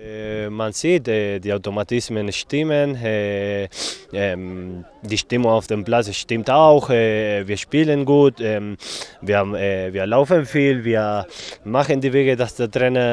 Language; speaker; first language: German; non-native, fluent; Spanish